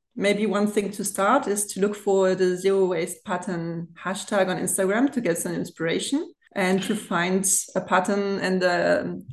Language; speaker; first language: English; non-native, fluent; German